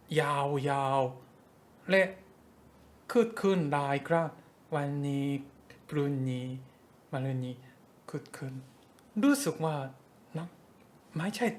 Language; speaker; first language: Thai; non-native, fluent; Japanese